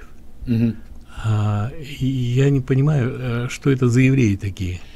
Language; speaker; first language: Russian; native; Russian